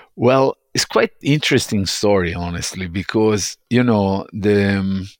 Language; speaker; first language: English; non-native, fluent; Italian